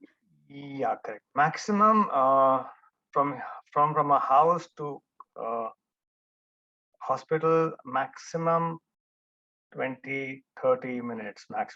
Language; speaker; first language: English; non-native, local second language; Hindi